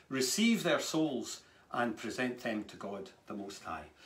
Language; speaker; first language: English; native; English